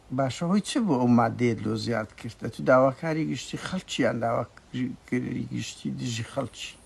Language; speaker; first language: Central Kurdish; native; Central Kurdish